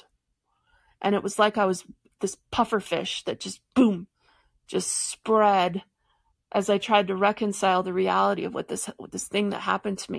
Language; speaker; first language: English; native; English